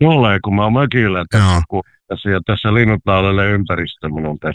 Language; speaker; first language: Finnish; native; Finnish